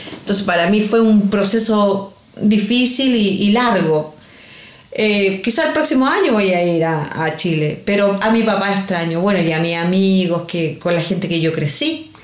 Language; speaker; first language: Spanish; native; Spanish